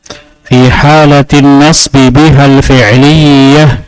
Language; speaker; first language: Arabic; non-native, fluent; Indonesian